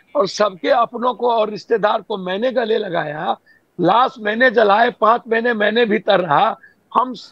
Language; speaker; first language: Hindi; native; Hindi